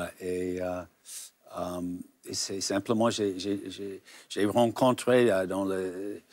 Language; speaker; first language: French; non-native, fluent; English